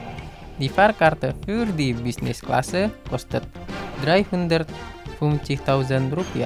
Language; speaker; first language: German; non-native, fluent; Indonesian